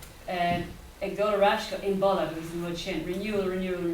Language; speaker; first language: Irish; non-native, local second language; English